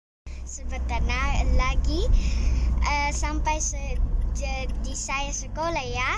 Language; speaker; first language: Indonesian; early bilingual, heritage; Indonesian